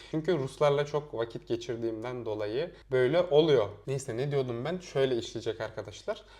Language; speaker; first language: Turkish; native; Turkish